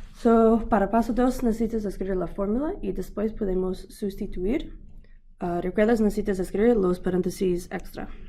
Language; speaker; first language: Spanish; non-native, learner; English